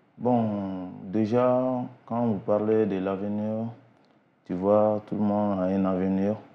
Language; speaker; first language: French; non-native, local second language; Bambara